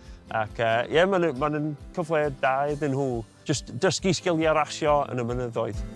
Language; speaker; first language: Welsh; non-native, local second language; English